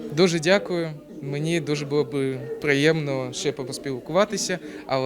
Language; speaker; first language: Ukrainian; non-native, local second language; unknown